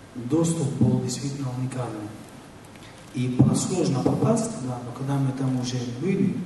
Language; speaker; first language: Russian; non-native, fluent; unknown